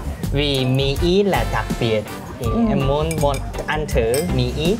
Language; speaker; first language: Vietnamese; non-native, fluent; Korean